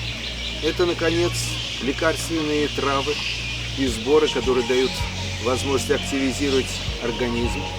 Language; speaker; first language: Russian; native; Russian